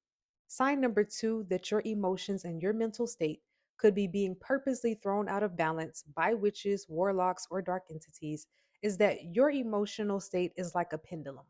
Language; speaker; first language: English; native; English